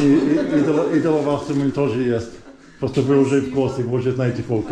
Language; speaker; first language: Russian; non-native, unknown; English